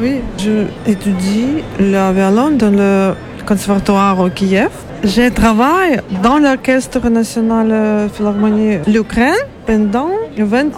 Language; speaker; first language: French; non-native, learner; Ukrainian